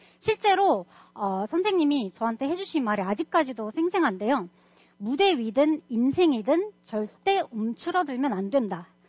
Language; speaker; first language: Korean; non-native, fluent; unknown